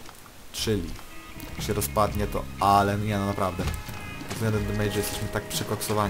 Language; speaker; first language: Polish; native; Polish